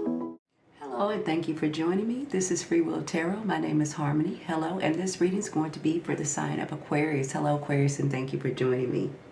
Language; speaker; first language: English; native; English